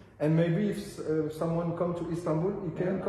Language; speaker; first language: English; non-native, learner; French